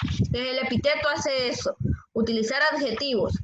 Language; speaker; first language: Spanish; native; Spanish